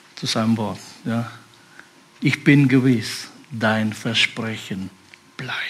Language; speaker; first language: German; non-native, fluent; Indonesian